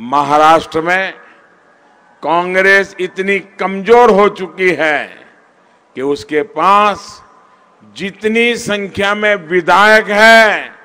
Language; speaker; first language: Hindi; non-native, local second language; Gujarati